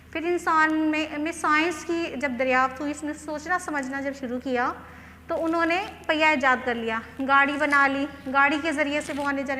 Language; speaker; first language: Hindi; non-native, local second language; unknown